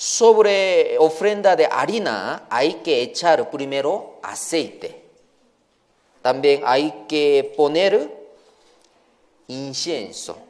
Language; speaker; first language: Spanish; non-native, learner; Korean